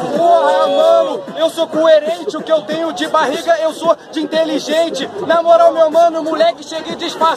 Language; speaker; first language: Portuguese; native; Portuguese